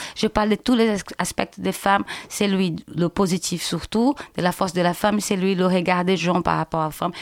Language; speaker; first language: French; non-native, fluent; Portuguese